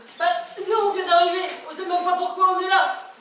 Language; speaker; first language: French; native; French